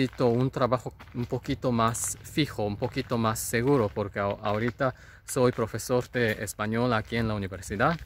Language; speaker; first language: Spanish; non-native, fluent; Japanese